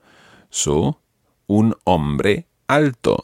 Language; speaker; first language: Spanish; non-native, fluent; English